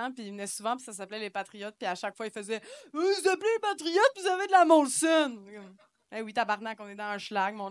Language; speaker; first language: French; native; French